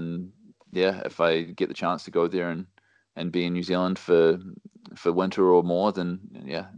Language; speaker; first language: English; native; English